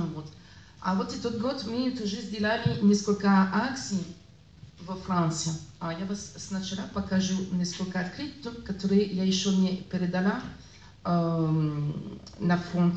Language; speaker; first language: Russian; non-native, learner; French